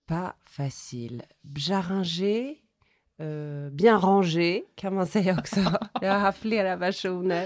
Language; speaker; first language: Swedish; early bilingual, heritage; Swedish